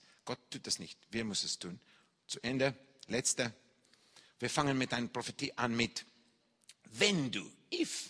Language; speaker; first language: German; non-native, fluent; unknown